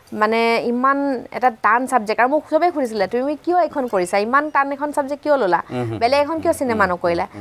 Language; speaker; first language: Assamese; native; Assamese